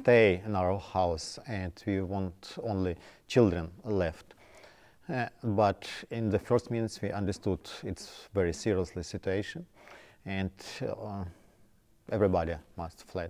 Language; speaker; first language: English; non-native, learner; Ukrainian